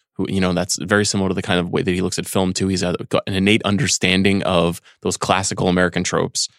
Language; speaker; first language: English; native; English